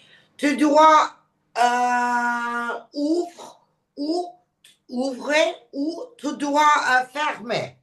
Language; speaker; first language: French; non-native, learner; Turkish